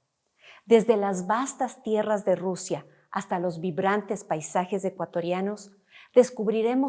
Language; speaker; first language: Spanish; native; Spanish